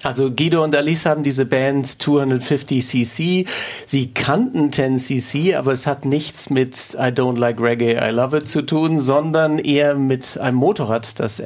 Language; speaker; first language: German; native; German